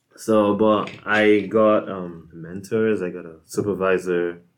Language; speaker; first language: English; non-native, local second language; Igbo